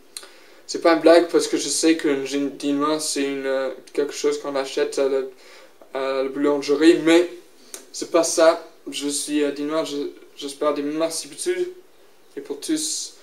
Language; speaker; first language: French; non-native, learner; English